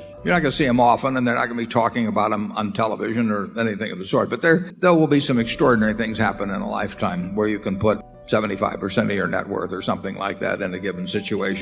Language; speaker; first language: English; native; English